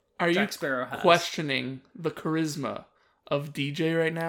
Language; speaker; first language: English; native; English